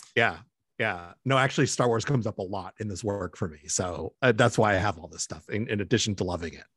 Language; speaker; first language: English; early bilingual, other home language; Spanish